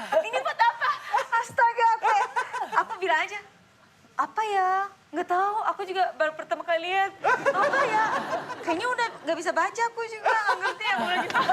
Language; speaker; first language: Indonesian; non-native, fluent; Japanese